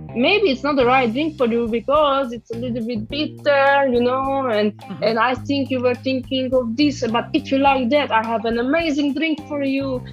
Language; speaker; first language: English; non-native, fluent; Romanian